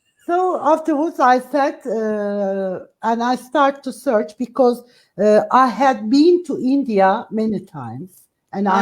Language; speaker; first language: English; non-native, fluent; Turkish